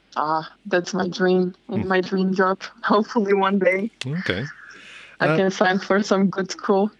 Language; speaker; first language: English; non-native, fluent; Slovak